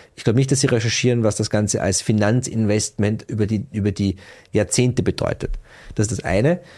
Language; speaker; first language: German; native; German